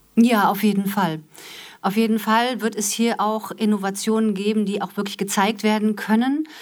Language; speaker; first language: German; native; German